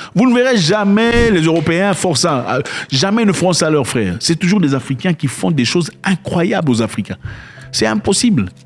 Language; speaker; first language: French; non-native, local second language; Lingala